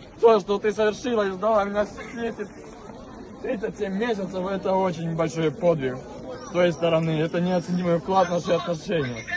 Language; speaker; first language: Russian; native; Russian